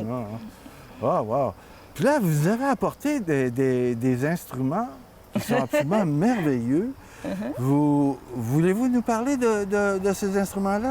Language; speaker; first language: French; native; French